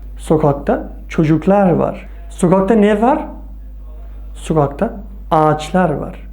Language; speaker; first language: Turkish; non-native, fluent; Persian